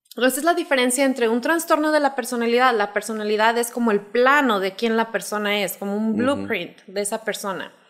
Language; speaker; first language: Spanish; native; Spanish